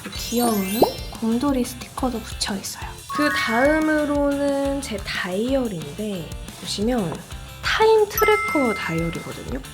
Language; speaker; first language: Korean; native; Korean